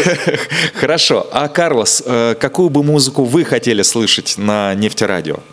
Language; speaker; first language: Russian; native; Russian